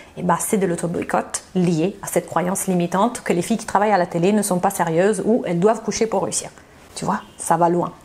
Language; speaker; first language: French; non-native, fluent; Italian